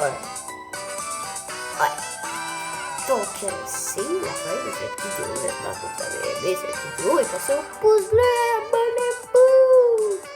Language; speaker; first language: French; native; French